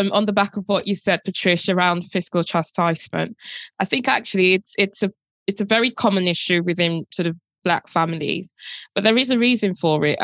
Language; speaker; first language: English; non-native, local second language; Yoruba